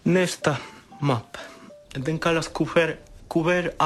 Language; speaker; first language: Swedish; non-native, fluent; Spanish